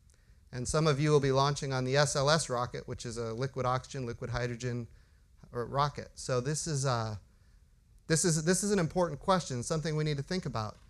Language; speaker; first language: English; native; English